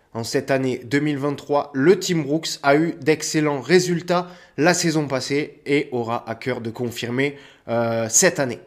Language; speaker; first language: French; native; French